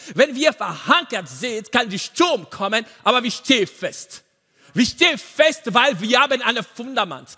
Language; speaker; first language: German; non-native, learner; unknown